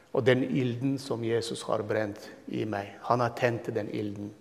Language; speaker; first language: Norwegian; non-native, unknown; Turkmen